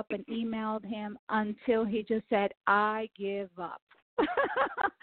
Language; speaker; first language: English; non-native, fluent; Portuguese